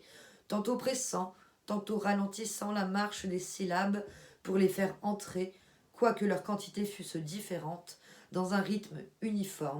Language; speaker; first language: French; native; French